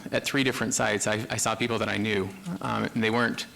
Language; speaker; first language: English; native; English